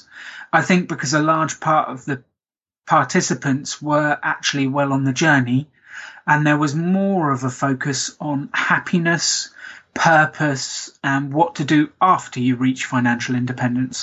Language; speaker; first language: English; native; English